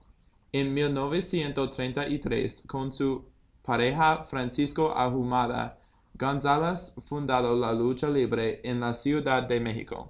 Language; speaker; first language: Spanish; non-native, learner; English